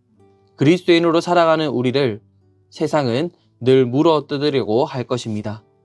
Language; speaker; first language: Korean; native; Korean